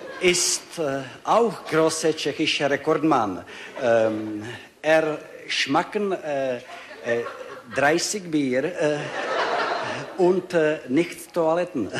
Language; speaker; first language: German; non-native, learner; Czech